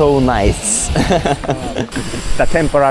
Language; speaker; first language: English; non-native, learner; Japanese